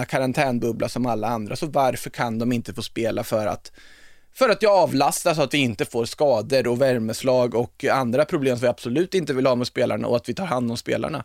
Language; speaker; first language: Swedish; native; Swedish